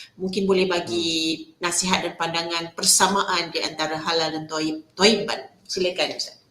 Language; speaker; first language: Malay; native; Malay